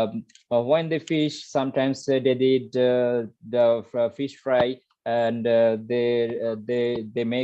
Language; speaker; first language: English; non-native, learner; Bangla